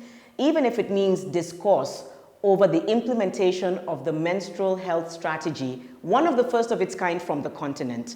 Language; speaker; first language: English; non-native, local second language; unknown